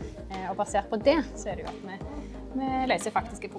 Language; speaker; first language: Norwegian; native; Norwegian